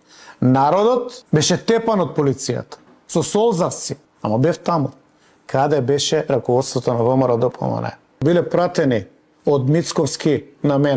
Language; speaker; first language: Macedonian; native; Macedonian